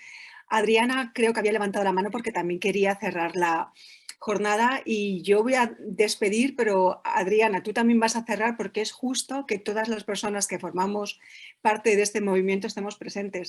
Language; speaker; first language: Spanish; native; Spanish